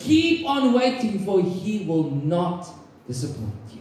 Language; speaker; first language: English; non-native, local second language; Afrikaans